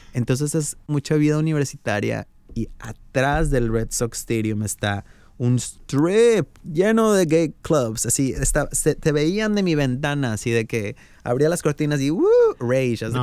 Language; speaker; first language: Spanish; native; Spanish